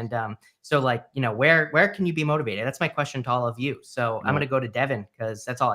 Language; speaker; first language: English; native; English